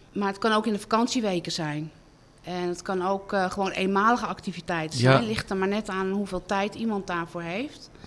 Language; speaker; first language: Dutch; native; Dutch